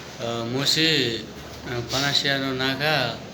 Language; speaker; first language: Japanese; non-native, learner; Nepali